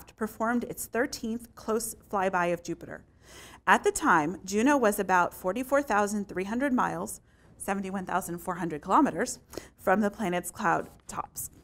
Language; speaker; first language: English; native; English